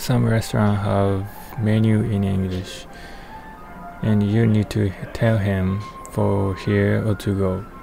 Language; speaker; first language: English; non-native, learner; Japanese